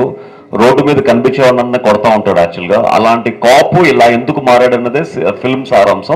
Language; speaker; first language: Telugu; native; Telugu